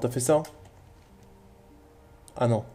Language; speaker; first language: French; native; French